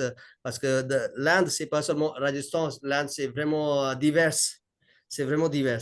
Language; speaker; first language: French; non-native, learner; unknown